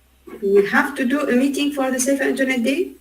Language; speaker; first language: English; non-native, learner; Arabic